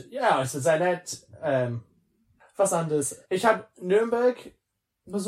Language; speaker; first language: German; non-native, learner; English